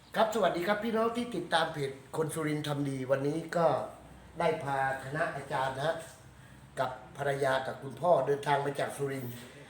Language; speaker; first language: Thai; native; Thai